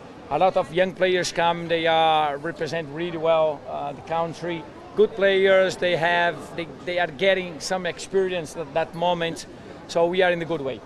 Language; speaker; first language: English; non-native, fluent; Portuguese